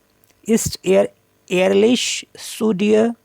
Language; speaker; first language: German; non-native, learner; Hindi